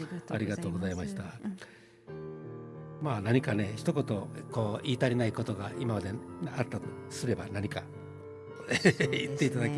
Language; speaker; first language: Japanese; native; Japanese